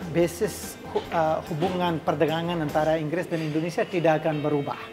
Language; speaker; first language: Indonesian; non-native, fluent; English